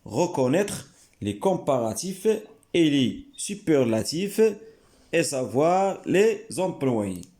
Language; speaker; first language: French; non-native, local second language; Arabic